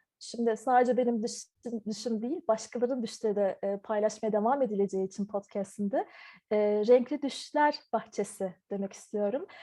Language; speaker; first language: Turkish; native; Turkish